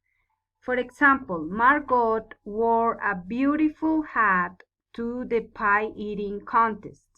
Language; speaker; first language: English; non-native, fluent; Spanish